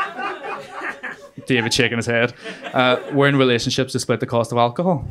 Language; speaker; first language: English; native; English